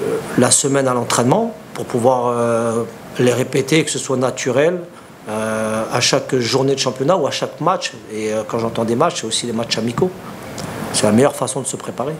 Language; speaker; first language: French; native; French